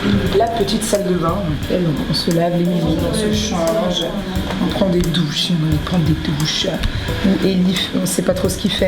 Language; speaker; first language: French; native; French